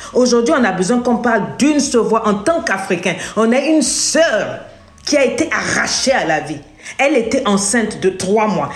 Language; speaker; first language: French; non-native, local second language; Lingala